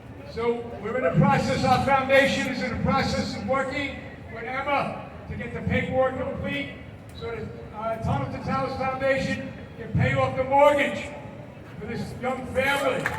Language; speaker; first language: English; native; English